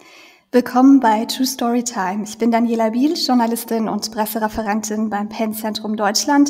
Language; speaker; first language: German; native; German